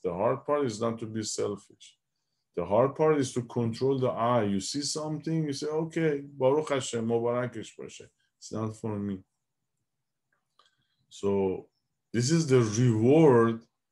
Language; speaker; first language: English; non-native, fluent; Persian